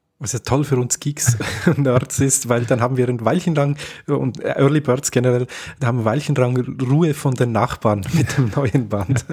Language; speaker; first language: German; native; German